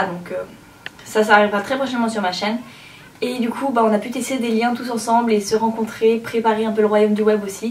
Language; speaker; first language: French; native; French